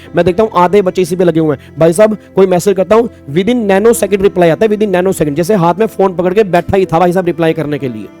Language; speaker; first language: Hindi; native; Hindi